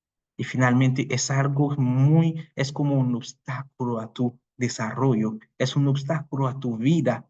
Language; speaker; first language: Spanish; non-native, fluent; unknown